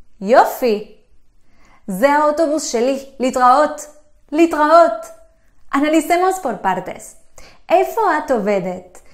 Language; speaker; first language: Hebrew; non-native, fluent; Spanish